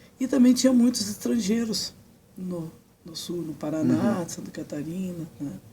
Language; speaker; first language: Portuguese; early bilingual, other home language; Serbian